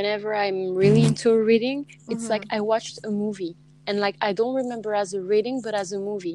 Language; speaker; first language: English; non-native, fluent; French